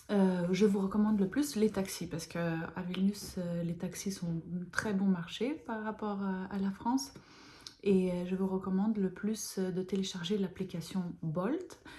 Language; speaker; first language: French; non-native, fluent; Lithuanian